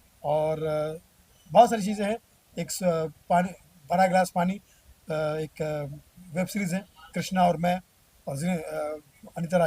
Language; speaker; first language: Hindi; native; Hindi